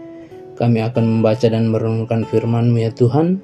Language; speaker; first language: Indonesian; native; Indonesian